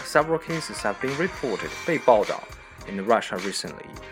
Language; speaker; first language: English; non-native, fluent; Chinese